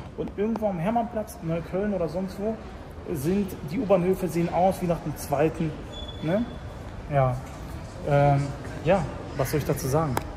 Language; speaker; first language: German; early bilingual, other home language; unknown